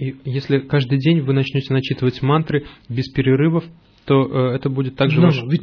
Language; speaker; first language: Russian; native; Russian